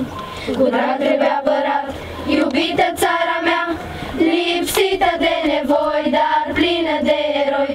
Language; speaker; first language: Romanian; native; Romanian